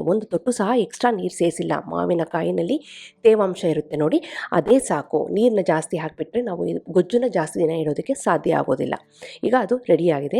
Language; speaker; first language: Kannada; native; Kannada